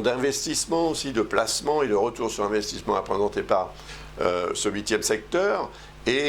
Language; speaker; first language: French; native; French